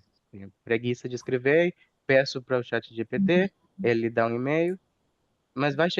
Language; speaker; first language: Portuguese; non-native, fluent; Spanish